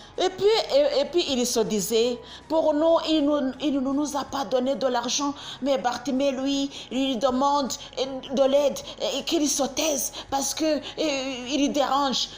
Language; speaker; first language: French; non-native, local second language; Kinyarwanda